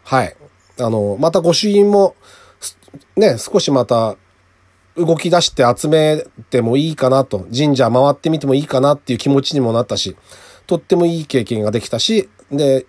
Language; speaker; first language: Japanese; native; Japanese